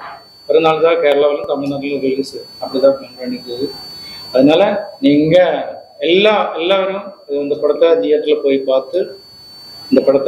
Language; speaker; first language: Tamil; non-native, learner; Malayalam